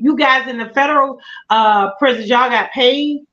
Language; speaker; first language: English; native; English